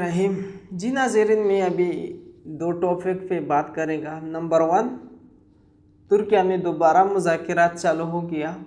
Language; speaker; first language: Hindi; non-native, local second language; Pashto